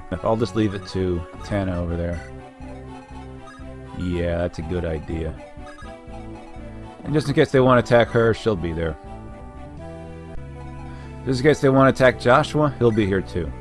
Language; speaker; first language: English; native; English